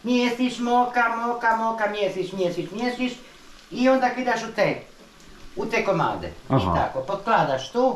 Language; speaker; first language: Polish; non-native, learner; Croatian